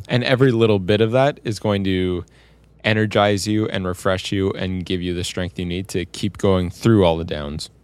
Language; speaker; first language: English; native; English